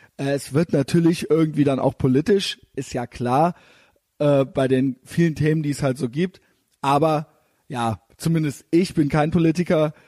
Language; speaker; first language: German; native; German